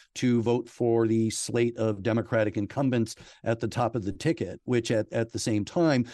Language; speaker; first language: English; native; English